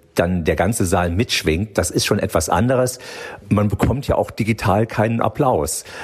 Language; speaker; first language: German; native; German